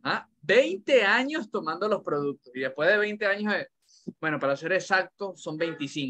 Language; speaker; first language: Spanish; native; Spanish